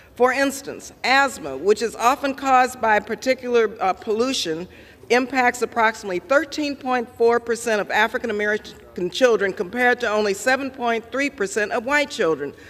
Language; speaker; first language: English; native; English